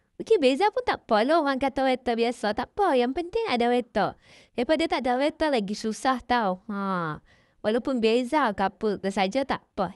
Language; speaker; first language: Malay; native; Malay